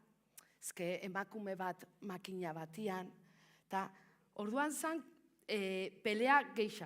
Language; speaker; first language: Basque; non-native, local second language; Spanish